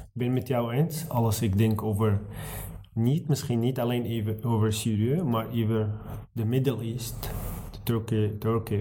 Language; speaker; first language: Dutch; non-native, learner; Arabic